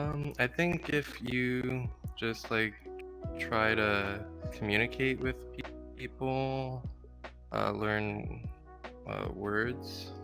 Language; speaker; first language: English; non-native, learner; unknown